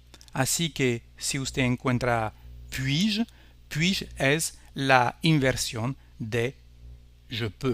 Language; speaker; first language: Spanish; non-native, fluent; French